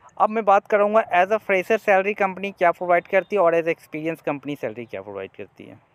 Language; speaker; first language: Hindi; native; Hindi